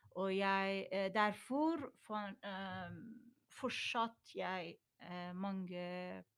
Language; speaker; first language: Norwegian; non-native, learner; Persian